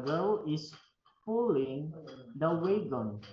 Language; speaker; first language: English; non-native, fluent; Filipino